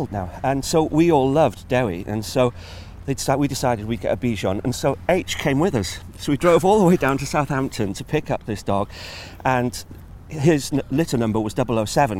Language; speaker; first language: English; native; English